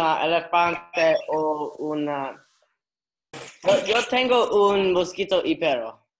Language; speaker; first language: Spanish; non-native, learner; English